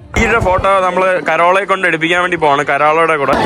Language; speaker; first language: Malayalam; native; Malayalam